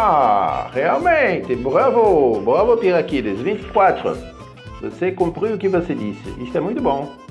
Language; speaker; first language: Portuguese; non-native, fluent; French